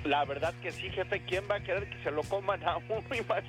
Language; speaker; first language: Spanish; native; Spanish